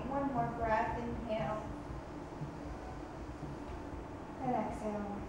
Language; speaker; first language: English; native; English